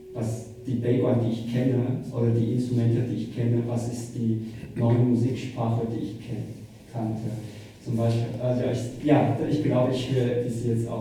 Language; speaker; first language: German; non-native, fluent; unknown